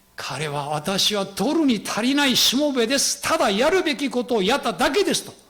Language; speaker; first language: Japanese; non-native, fluent; Korean